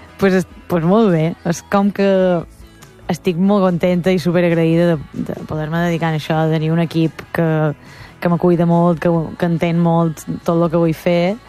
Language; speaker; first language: Catalan; native; Catalan